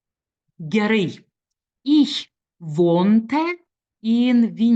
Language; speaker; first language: German; non-native, fluent; Lithuanian